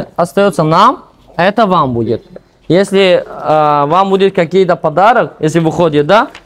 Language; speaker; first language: Russian; non-native, local second language; Tajik